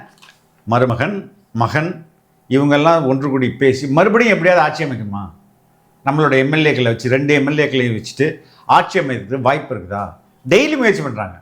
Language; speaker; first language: Tamil; native; Tamil